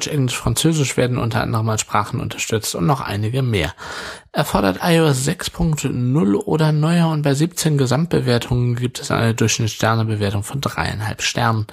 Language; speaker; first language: German; native; German